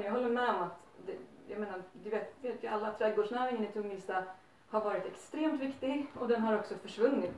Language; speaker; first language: Swedish; native; Swedish